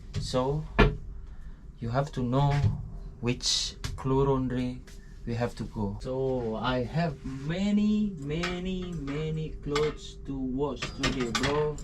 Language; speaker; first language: English; non-native, learner; Indonesian